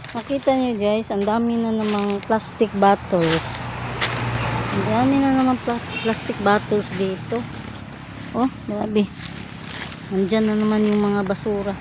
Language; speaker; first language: Filipino; non-native, local second language; Cebuano